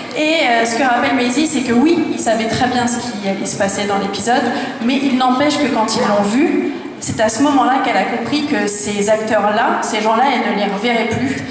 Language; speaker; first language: French; native; French